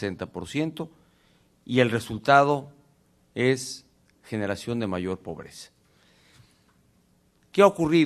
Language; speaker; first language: Spanish; native; Spanish